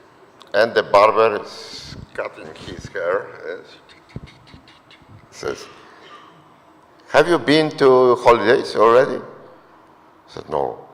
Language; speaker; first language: English; non-native, fluent; Polish